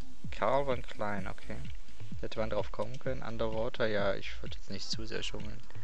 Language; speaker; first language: German; native; German